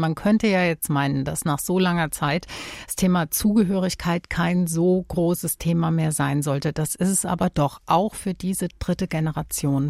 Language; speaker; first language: German; native; German